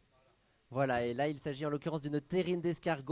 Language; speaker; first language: French; native; French